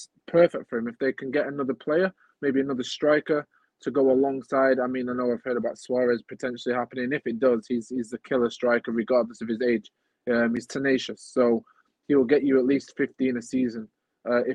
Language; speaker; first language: English; native; English